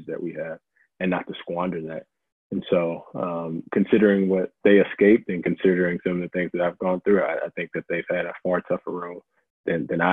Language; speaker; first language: English; native; English